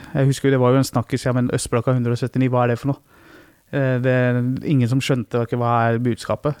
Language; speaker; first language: Norwegian; early bilingual, other home language; Persian